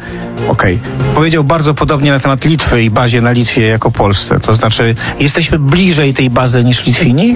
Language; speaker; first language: Polish; native; Polish